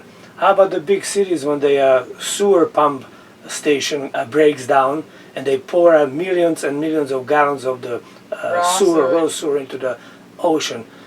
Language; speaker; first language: English; non-native, fluent; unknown